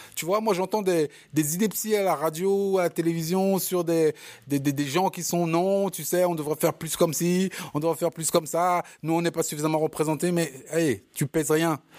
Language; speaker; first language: French; early bilingual, other home language; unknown